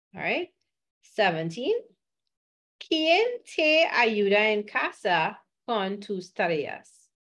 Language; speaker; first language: Spanish; non-native, fluent; English